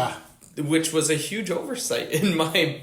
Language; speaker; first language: English; native; English